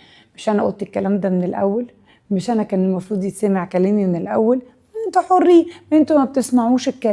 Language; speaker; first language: Arabic; native; Arabic